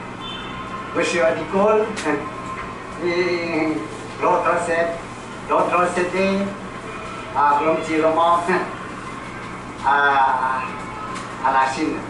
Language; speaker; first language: French; non-native, learner; Chinese